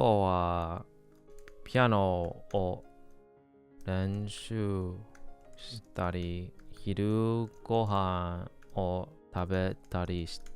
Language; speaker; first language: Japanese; non-native, learner; English